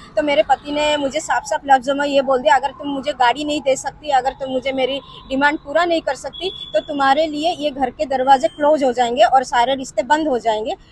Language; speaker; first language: Hindi; non-native, local second language; Odia